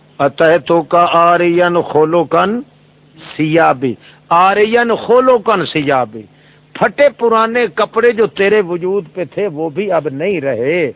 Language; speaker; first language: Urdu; non-native, local second language; Saraiki